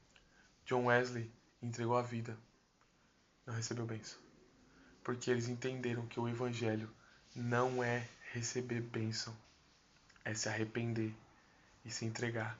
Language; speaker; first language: Portuguese; native; Portuguese